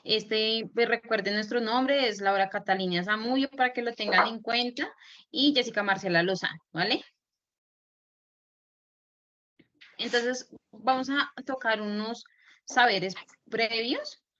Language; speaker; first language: Spanish; native; Spanish